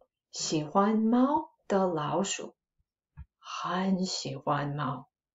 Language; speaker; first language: Chinese; non-native, fluent; English